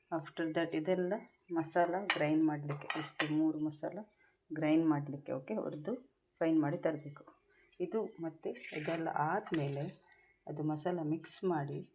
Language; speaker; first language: Kannada; non-native, local second language; Konkani